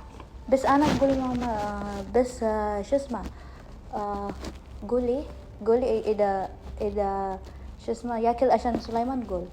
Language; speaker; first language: Arabic; non-native, learner; Filipino